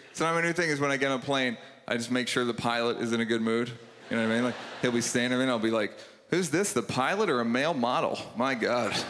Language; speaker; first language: English; native; English